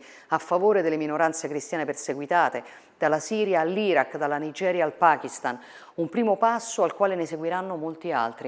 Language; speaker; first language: Italian; native; Italian